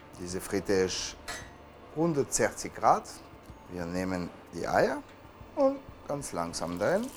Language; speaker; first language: German; non-native, learner; French